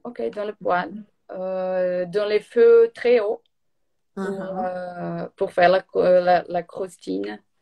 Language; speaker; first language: French; non-native, learner; Portuguese